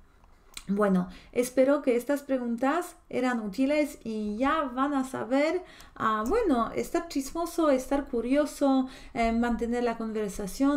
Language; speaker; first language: Spanish; non-native, fluent; Polish